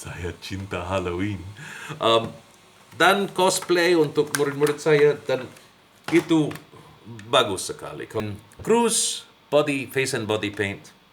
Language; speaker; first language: Indonesian; non-native, learner; English